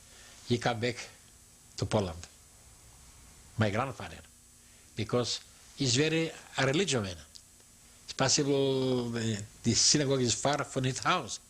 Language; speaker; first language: English; non-native, learner; Yiddish